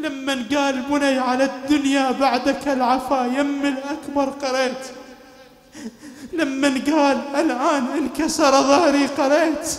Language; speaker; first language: Arabic; native; Arabic